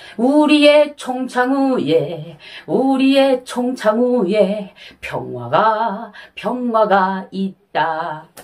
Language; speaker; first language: Korean; native; Korean